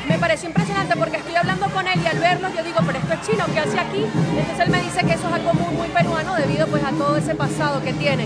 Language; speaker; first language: Spanish; native; Spanish